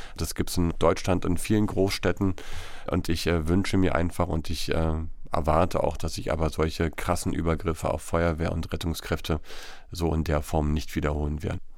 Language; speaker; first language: German; native; German